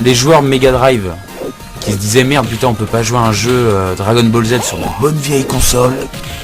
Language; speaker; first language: French; native; French